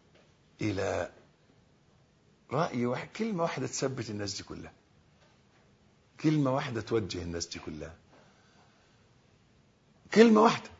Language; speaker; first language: Arabic; native; Arabic